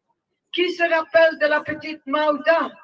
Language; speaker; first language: French; non-native, local second language; Dutch